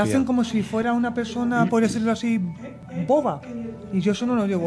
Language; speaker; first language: Spanish; native; Spanish